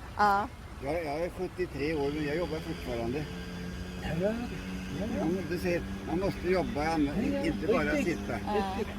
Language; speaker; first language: Swedish; non-native, learner; German